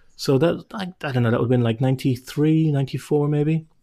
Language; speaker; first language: English; native; English